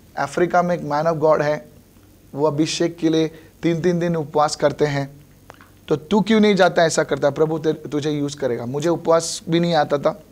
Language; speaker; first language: Hindi; non-native, local second language; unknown